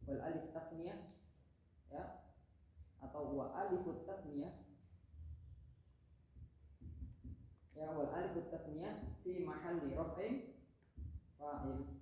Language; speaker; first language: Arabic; non-native, fluent; Indonesian